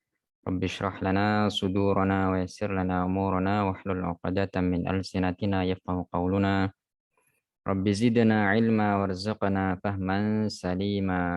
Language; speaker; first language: Arabic; non-native, fluent; Indonesian